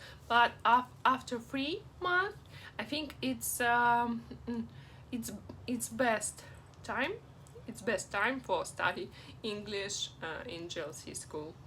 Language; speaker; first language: English; non-native, learner; Russian